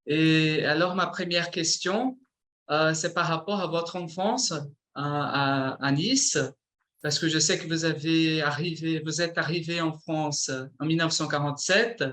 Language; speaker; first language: French; non-native, fluent; Portuguese